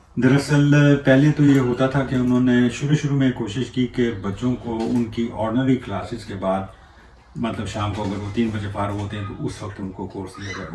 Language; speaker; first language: Urdu; non-native, local second language; Punjabi